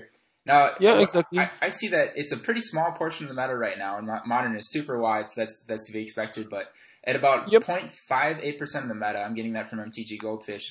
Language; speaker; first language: English; native; English